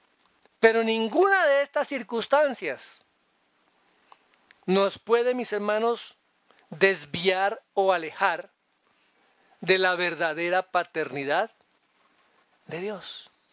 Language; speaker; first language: Spanish; native; Spanish